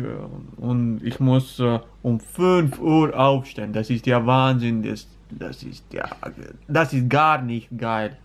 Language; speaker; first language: German; non-native, learner; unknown